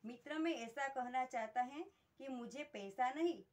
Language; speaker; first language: Hindi; non-native, local second language; Gujarati